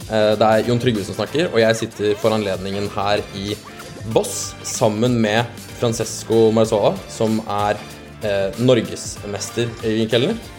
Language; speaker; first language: Norwegian; native; Norwegian